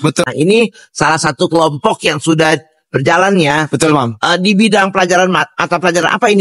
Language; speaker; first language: Indonesian; native; Indonesian